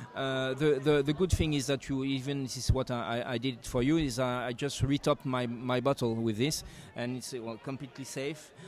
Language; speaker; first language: English; non-native, fluent; French